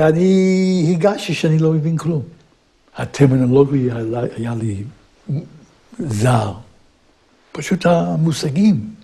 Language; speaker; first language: Hebrew; non-native, fluent; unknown